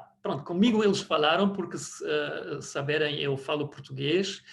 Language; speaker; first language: Portuguese; non-native, fluent; German